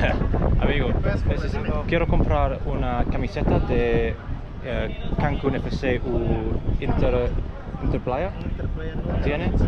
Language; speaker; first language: Spanish; non-native, learner; English